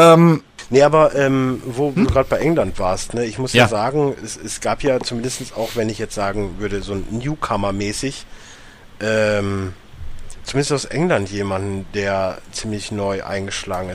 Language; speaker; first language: German; native; German